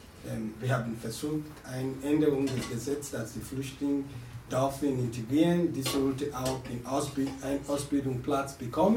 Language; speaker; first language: German; non-native, learner; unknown